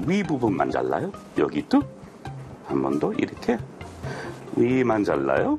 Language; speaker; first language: Korean; non-native, fluent; English